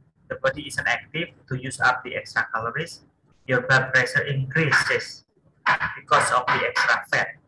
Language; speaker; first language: English; non-native, fluent; Indonesian